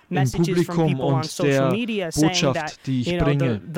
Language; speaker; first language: German; non-native, fluent; English